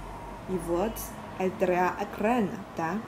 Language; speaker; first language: Russian; non-native, learner; Chinese